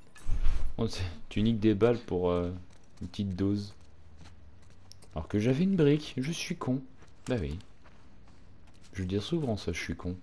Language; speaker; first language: French; native; French